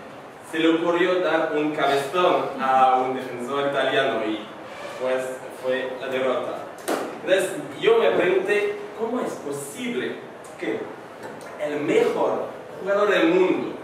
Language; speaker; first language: Spanish; non-native, fluent; French